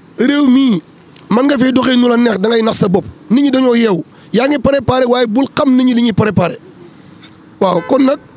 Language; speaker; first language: Wolof; native; Wolof